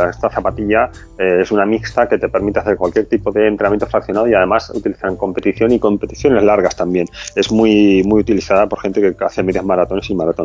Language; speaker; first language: Spanish; native; Spanish